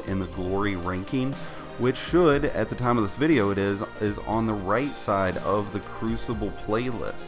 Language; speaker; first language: English; native; English